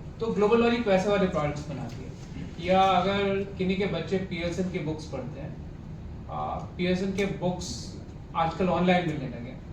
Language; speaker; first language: Hindi; native; Hindi